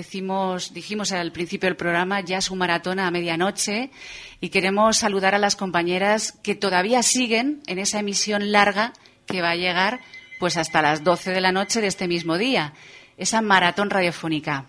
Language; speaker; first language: Spanish; native; Spanish